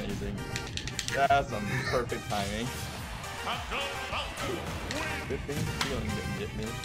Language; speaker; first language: English; native; English